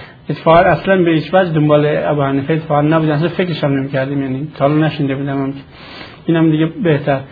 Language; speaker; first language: Persian; native; Persian